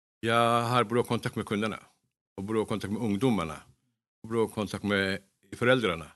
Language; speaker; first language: Swedish; non-native, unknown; Turkish